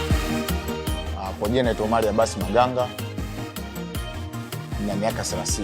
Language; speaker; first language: Swahili; native; Swahili